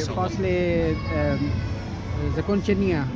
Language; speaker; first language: Russian; non-native, learner; Urdu